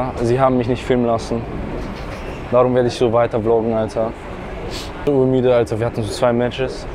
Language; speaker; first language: German; native; German